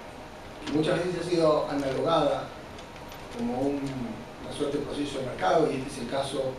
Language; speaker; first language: Spanish; native; Spanish